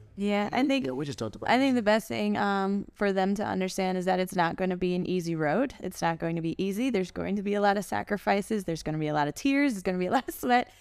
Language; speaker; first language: English; early bilingual, other home language; German